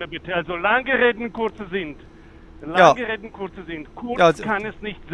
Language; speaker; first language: German; non-native, fluent; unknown